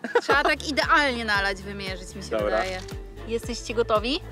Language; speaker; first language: Polish; native; Polish